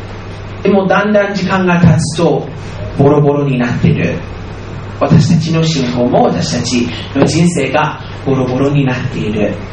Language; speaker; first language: Japanese; non-native, fluent; English